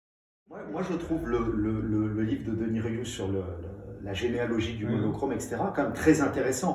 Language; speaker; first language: French; native; French